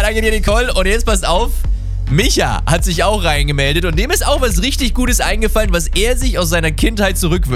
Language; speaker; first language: German; native; German